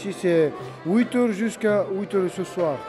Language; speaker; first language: French; non-native, learner; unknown